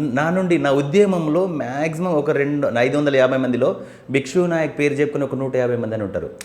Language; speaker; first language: Telugu; non-native, local second language; Lambadi